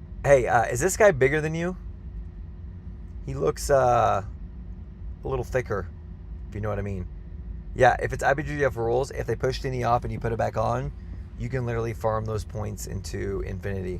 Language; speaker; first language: English; native; English